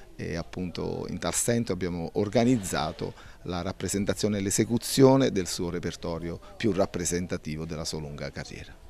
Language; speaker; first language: Italian; native; Italian